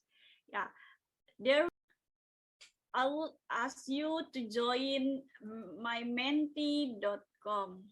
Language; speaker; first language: English; non-native, local second language; Indonesian